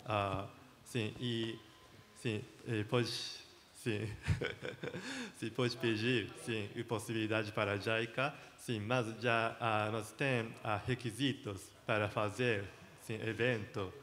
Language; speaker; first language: Portuguese; non-native, learner; Japanese